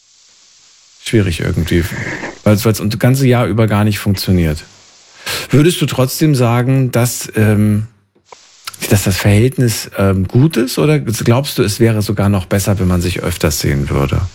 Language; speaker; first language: German; native; German